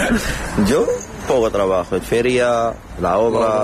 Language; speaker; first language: Spanish; non-native, learner; Arabic